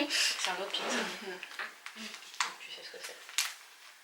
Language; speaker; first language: French; native; French